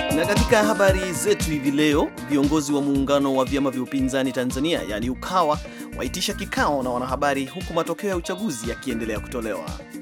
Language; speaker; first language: Swahili; non-native, local second language; Kikuyu